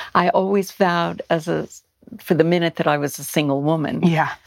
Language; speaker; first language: English; native; English